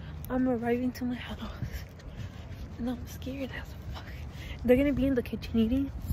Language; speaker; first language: English; early bilingual, other home language; Spanish